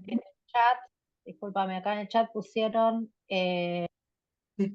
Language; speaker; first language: Spanish; native; Spanish